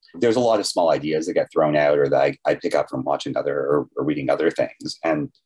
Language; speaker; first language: English; native; English